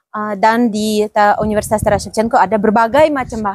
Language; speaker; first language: Indonesian; non-native, fluent; Ukrainian